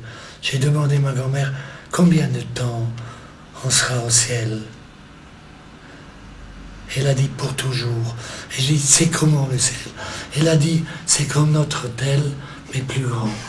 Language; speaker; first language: French; non-native, local second language; German